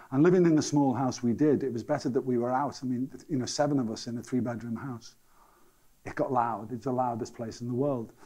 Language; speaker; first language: English; native; English